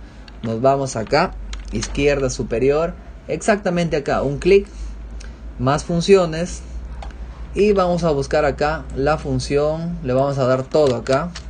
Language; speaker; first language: Spanish; native; Spanish